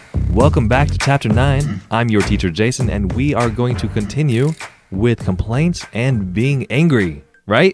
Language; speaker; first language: English; native; English